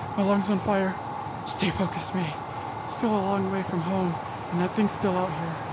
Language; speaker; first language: English; native; English